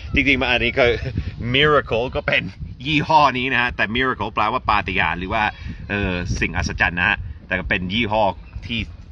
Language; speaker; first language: Thai; non-native, fluent; English